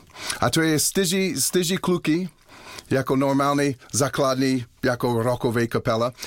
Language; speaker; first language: Czech; non-native, learner; English